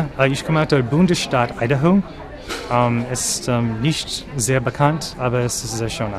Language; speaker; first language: German; non-native, learner; English